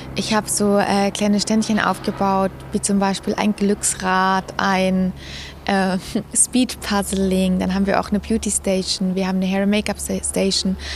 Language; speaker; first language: German; native; German